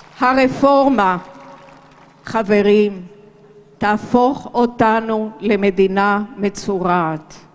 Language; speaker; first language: Hebrew; early bilingual, other home language; Romanian